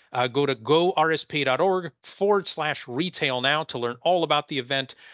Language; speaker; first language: English; native; English